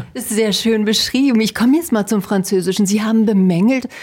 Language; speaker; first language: German; native; German